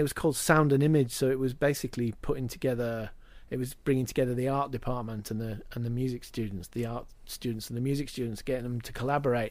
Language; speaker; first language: English; native; English